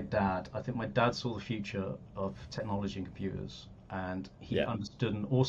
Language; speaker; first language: English; native; English